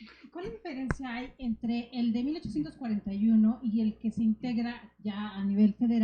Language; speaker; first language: Spanish; native; Spanish